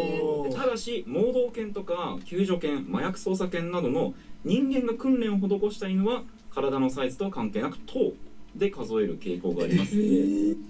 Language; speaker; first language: Japanese; native; Japanese